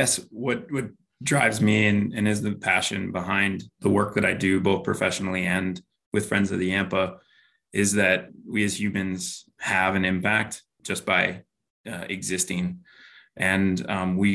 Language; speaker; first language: English; native; English